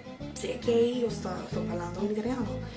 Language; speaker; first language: Italian; non-native, learner; English